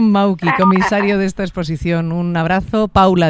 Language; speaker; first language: Spanish; native; Spanish